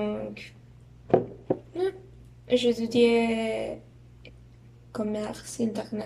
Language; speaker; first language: French; non-native, learner; Spanish